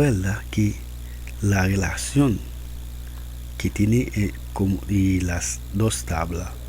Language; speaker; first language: Spanish; non-native, learner; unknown